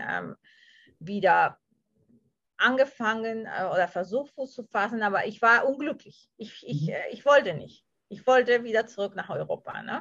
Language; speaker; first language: German; non-native, fluent; Spanish